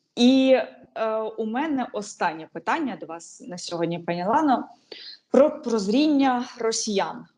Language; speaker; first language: Ukrainian; native; Ukrainian